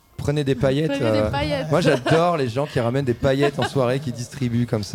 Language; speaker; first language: French; native; French